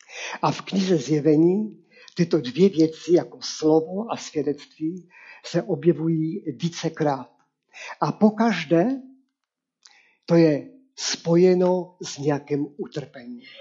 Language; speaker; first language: Czech; non-native, local second language; Polish